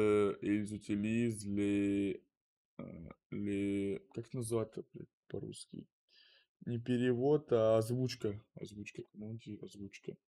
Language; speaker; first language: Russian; native; Russian